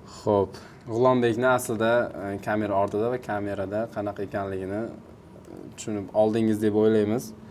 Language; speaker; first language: Uzbek; native; Uzbek